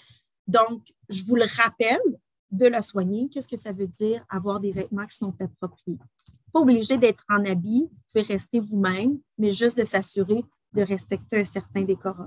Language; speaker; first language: French; native; French